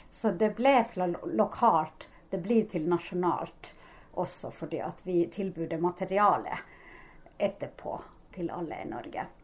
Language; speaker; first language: Norwegian; non-native, fluent; Finnish